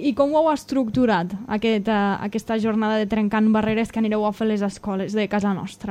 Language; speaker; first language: Catalan; native; Catalan